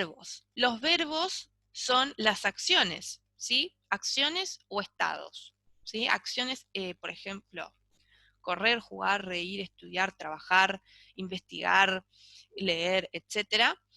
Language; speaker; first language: Spanish; native; Spanish